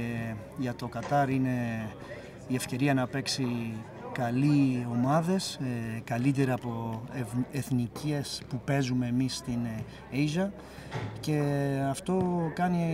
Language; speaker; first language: Greek; non-native, fluent; Spanish